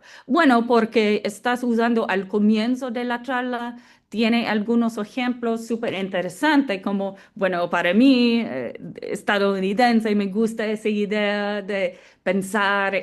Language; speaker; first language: Spanish; non-native, fluent; English